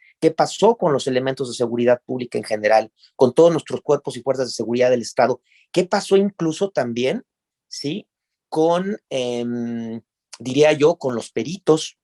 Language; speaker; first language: Spanish; native; Spanish